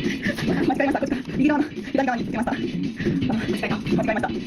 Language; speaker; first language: Japanese; non-native, learner; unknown